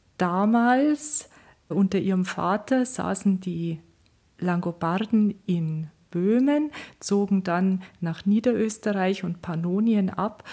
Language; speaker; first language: German; native; German